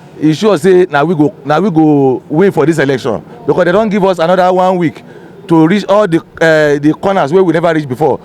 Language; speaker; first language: Nigerian Pidgin; non-native, local second language; Yoruba